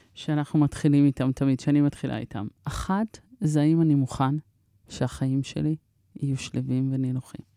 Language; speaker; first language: Hebrew; early bilingual, other home language; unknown